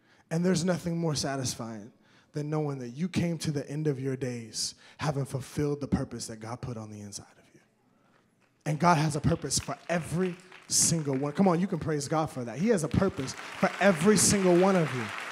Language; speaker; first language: English; native; English